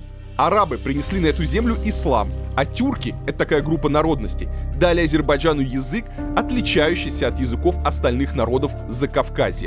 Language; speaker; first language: Russian; native; Russian